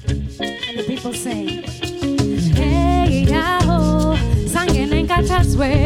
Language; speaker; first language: English; non-native, local second language; Xhosa